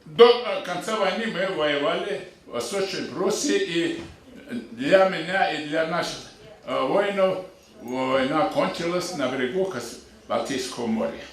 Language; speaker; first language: Russian; non-native, local second language; Avaric